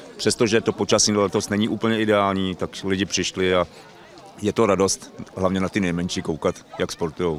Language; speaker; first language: Czech; native; Czech